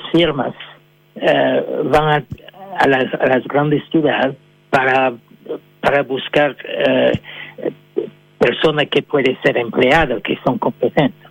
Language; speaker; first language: Spanish; non-native, fluent; French